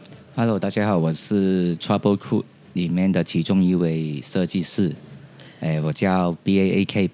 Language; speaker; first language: Chinese; non-native, local second language; Cantonese